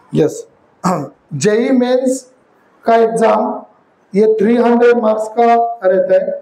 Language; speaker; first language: Hindi; non-native, local second language; Marathi